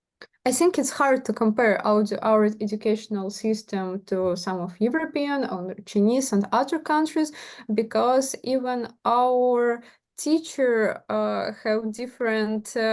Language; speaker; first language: English; non-native, learner; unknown